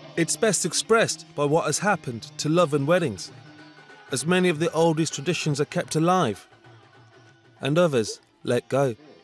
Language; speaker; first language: English; native; English